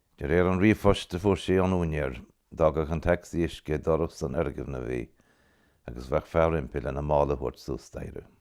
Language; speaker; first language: Irish; native; Irish